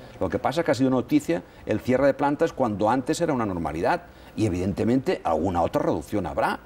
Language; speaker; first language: Spanish; non-native, local second language; Catalan